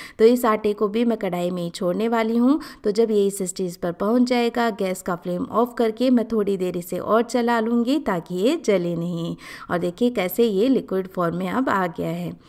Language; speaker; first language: Hindi; native; Hindi